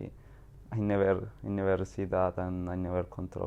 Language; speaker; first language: English; non-native, learner; Spanish